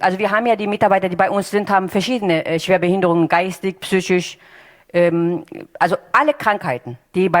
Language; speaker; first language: German; non-native, fluent; Turkish